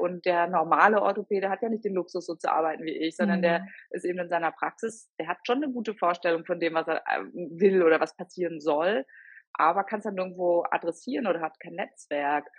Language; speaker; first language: German; native; German